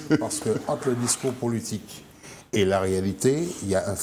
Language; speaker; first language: French; native; French